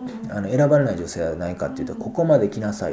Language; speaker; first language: Japanese; native; Japanese